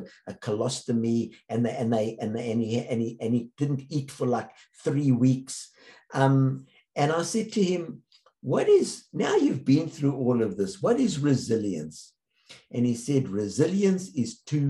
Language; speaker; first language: English; native; English